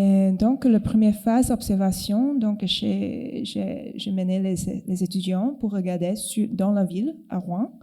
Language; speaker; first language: French; non-native, fluent; Cantonese